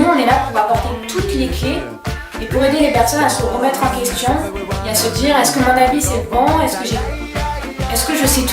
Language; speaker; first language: French; native; French